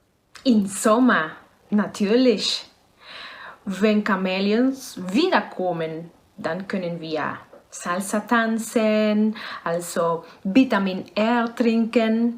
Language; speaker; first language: German; non-native, fluent; Spanish